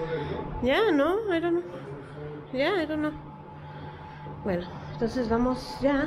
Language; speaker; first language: Spanish; native; Spanish